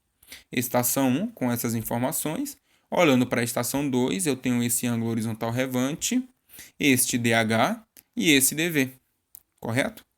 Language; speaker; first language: Portuguese; native; Portuguese